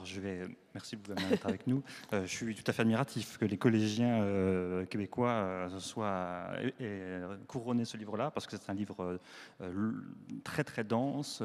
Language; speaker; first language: French; native; French